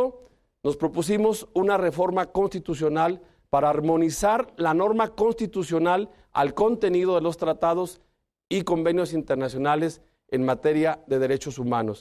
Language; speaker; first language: Spanish; native; Spanish